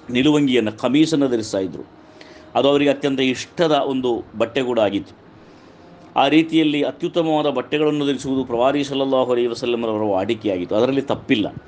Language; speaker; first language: Kannada; non-native, local second language; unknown